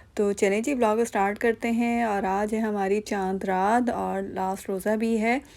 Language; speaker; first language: Urdu; non-native, local second language; Punjabi